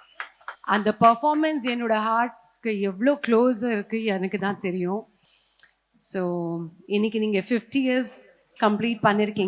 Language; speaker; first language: Tamil; non-native, fluent; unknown